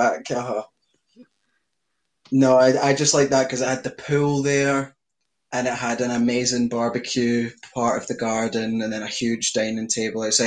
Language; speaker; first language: English; native; English